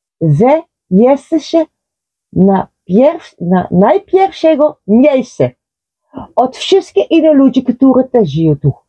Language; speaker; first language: Polish; non-native, learner; Dutch